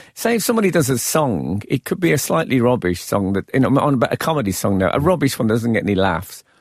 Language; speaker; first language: English; native; English